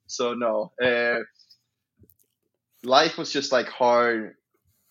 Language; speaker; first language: English; non-native, fluent; Swedish